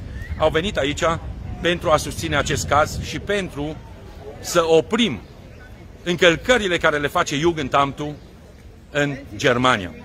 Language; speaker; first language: Romanian; native; Romanian